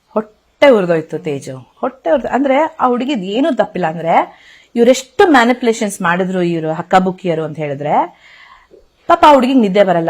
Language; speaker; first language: Kannada; native; Kannada